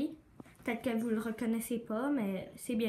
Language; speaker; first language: French; native; French